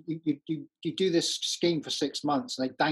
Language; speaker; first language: English; native; English